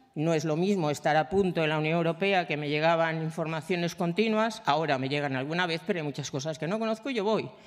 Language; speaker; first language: Spanish; native; Spanish